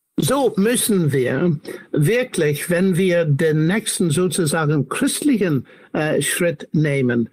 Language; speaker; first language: German; non-native, fluent; English